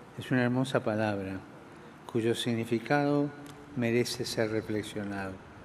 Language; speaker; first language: Spanish; native; Spanish